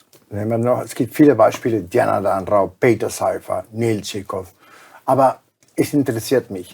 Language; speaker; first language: German; non-native, fluent; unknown